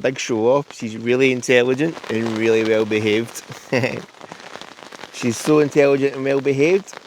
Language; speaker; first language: English; native; English